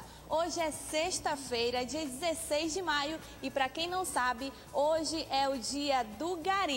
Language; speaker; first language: Portuguese; native; Portuguese